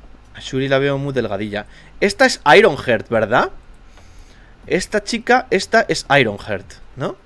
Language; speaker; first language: Spanish; native; Spanish